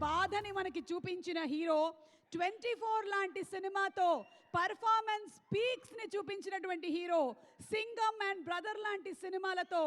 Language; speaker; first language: Telugu; native; Telugu